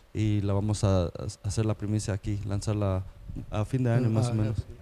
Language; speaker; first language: Spanish; native; Spanish